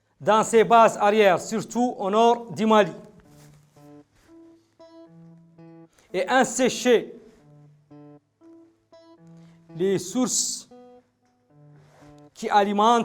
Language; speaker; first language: French; non-native, local second language; Arabic